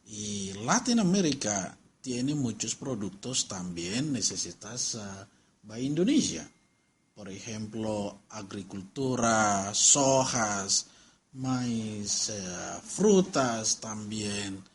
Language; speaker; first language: Spanish; non-native, learner; Indonesian